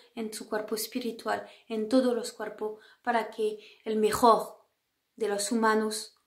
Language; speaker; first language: Spanish; non-native, fluent; French